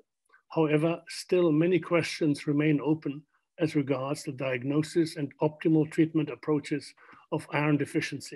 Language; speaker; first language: English; non-native, fluent; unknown